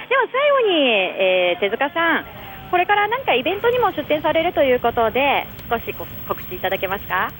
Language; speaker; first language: Japanese; native; Japanese